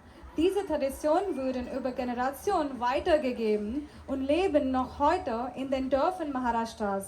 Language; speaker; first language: German; non-native, fluent; Marathi